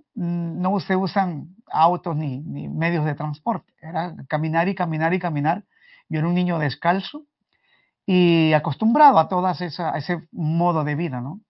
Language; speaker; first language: Spanish; native; Spanish